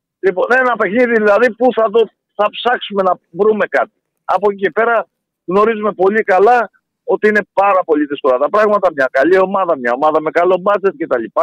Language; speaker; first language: Greek; native; Greek